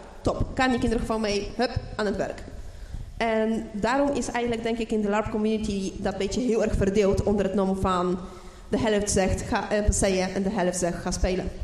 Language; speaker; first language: Dutch; non-native, fluent; Polish